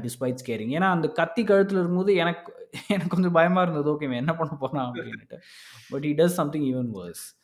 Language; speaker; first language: English; non-native, local second language; Tamil